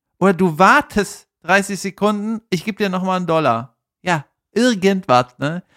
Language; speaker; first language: German; native; German